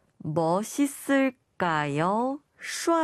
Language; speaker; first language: Korean; non-native, learner; Chinese